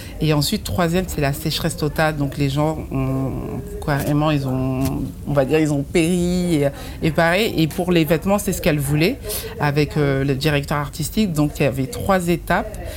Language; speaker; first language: French; non-native, local second language; Fula